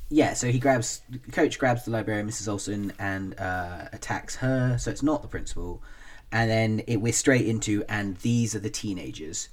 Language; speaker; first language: English; native; English